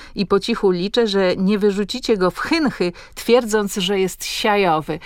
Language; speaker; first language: Polish; native; Polish